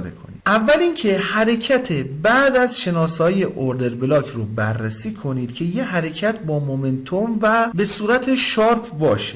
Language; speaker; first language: Persian; native; Persian